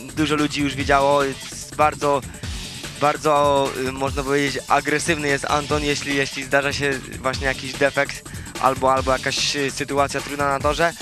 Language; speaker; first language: Polish; native; Polish